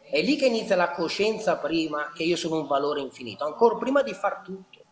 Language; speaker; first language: Italian; native; Italian